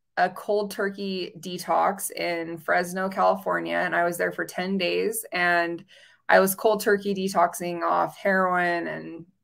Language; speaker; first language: English; native; English